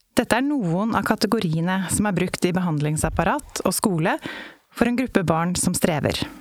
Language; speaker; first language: Norwegian; native; Norwegian